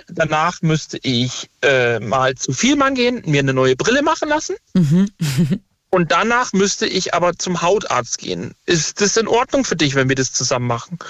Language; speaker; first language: German; native; German